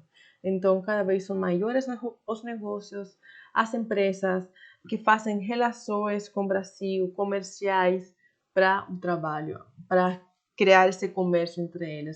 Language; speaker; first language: Portuguese; non-native, fluent; Spanish